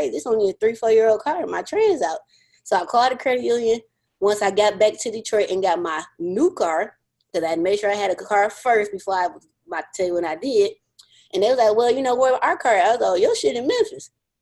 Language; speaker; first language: English; native; English